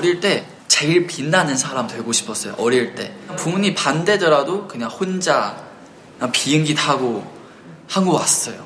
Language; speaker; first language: Korean; non-native, fluent; Chinese